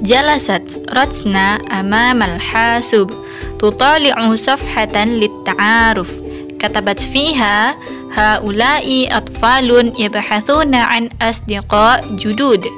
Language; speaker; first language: Arabic; non-native, learner; Indonesian